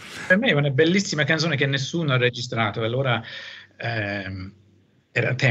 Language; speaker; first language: Italian; non-native, fluent; English